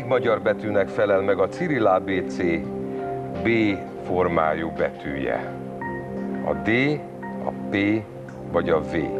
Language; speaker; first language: Hungarian; native; Hungarian